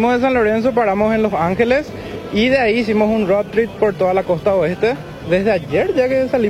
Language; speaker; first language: Spanish; native; Spanish